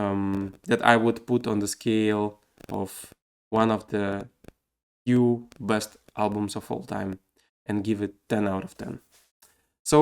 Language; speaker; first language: English; non-native, fluent; Russian